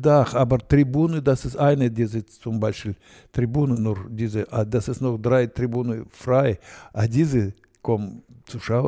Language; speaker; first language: German; non-native, learner; Russian